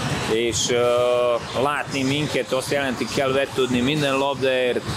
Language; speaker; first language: Hungarian; non-native, fluent; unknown